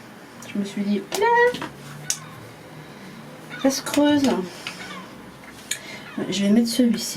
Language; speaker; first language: French; native; French